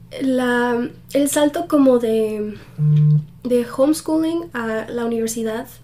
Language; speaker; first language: Spanish; early bilingual, heritage; Spanish